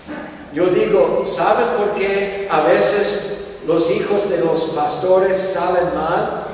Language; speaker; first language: Spanish; non-native, fluent; English